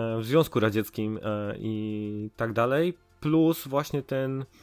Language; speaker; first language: Polish; native; Polish